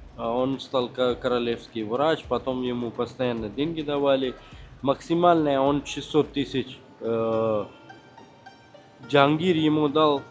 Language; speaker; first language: Russian; non-native, fluent; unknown